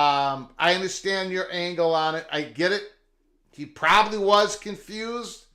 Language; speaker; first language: English; native; English